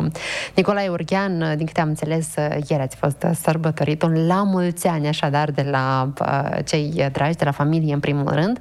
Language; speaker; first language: Romanian; native; Romanian